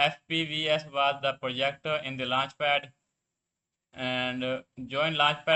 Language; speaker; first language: English; non-native, learner; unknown